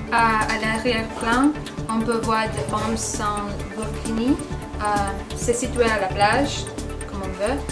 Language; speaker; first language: French; non-native, learner; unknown